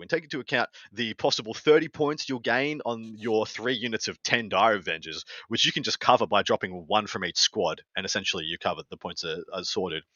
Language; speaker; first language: English; native; English